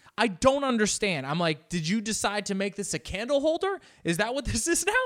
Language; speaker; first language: English; early bilingual, other home language; Spanish